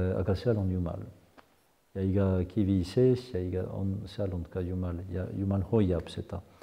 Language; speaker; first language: Estonian; non-native, fluent; French